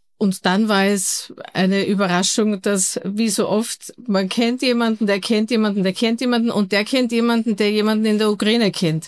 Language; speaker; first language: German; native; German